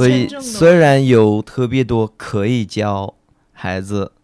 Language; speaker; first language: Chinese; non-native, fluent; English